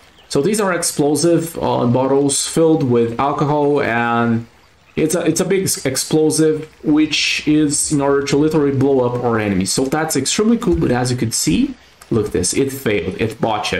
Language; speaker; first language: English; non-native, fluent; Portuguese